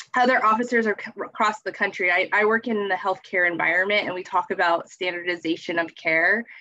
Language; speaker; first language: English; native; English